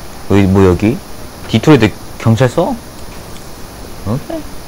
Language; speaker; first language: Korean; native; Korean